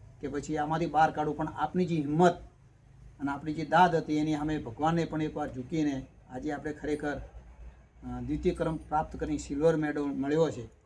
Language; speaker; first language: Gujarati; native; Gujarati